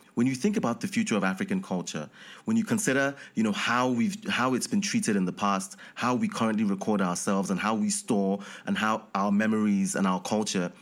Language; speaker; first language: English; non-native, local second language; Yoruba